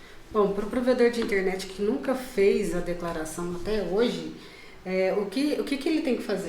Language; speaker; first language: Portuguese; native; Portuguese